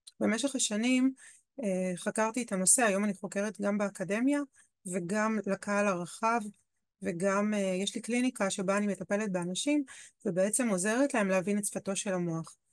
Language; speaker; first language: Hebrew; native; Hebrew